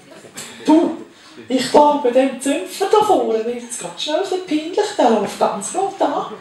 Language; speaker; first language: German; native; German